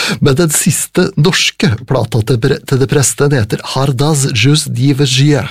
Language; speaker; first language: Norwegian; native; Norwegian